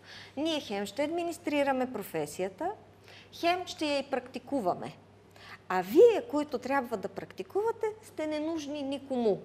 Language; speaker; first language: Bulgarian; native; Bulgarian